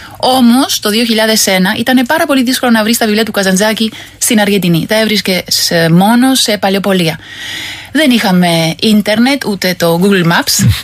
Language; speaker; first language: Greek; non-native, fluent; Spanish